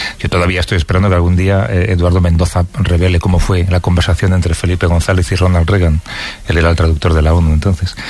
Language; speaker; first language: Spanish; native; Spanish